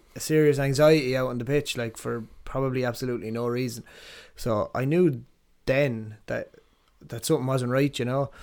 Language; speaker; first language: English; native; English